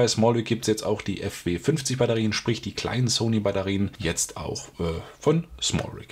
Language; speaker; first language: German; native; German